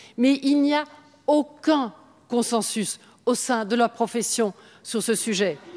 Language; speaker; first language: French; native; French